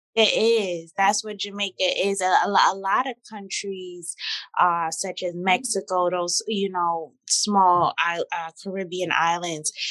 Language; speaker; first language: English; native; English